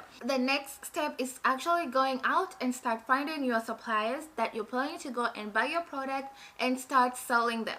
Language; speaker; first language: English; non-native, fluent; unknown